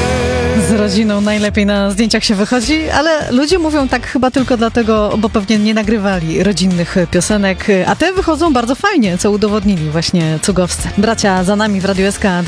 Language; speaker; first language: Polish; native; Polish